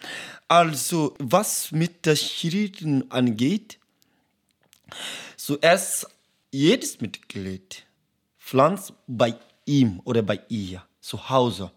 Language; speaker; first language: German; non-native, learner; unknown